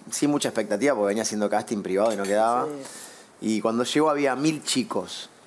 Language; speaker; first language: Spanish; native; Spanish